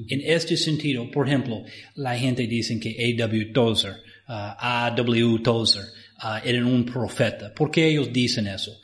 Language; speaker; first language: Spanish; non-native, fluent; English